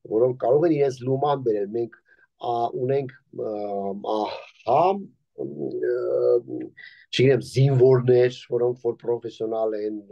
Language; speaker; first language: Armenian; native; Armenian